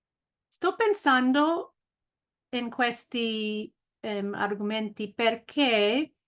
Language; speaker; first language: Italian; non-native, learner; English